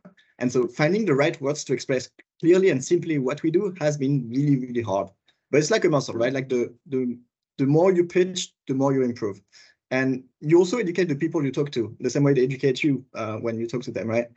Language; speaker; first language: English; non-native, fluent; French